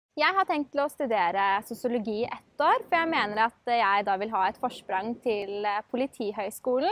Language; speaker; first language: Norwegian; native; Norwegian